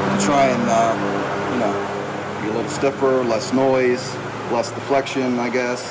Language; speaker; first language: English; native; English